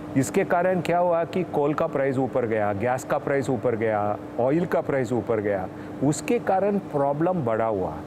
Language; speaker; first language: Hindi; non-native, local second language; Tamil